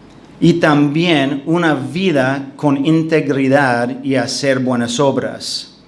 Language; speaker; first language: Spanish; non-native, fluent; English